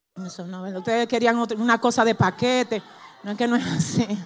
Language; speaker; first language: Spanish; native; Spanish